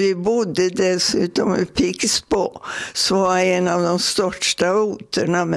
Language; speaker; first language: Swedish; native; Swedish